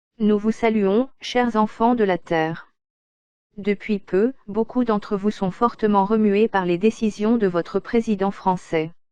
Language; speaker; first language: French; native; French